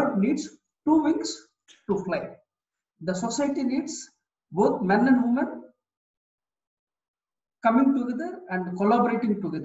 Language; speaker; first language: English; non-native, local second language; Telugu